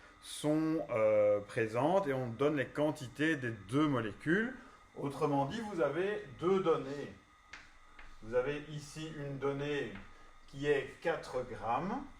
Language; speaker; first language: French; native; French